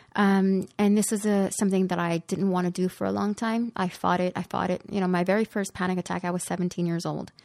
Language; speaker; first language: English; early bilingual, other home language; Spanish